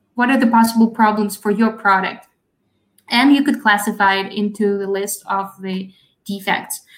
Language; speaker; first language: English; non-native, fluent; Russian